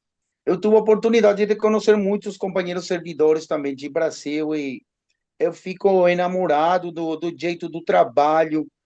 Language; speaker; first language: Portuguese; non-native, learner; Spanish